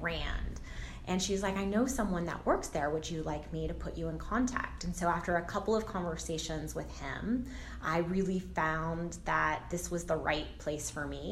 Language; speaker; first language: English; native; English